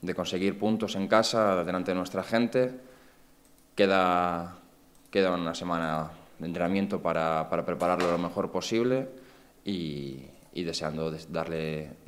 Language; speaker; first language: Spanish; native; Spanish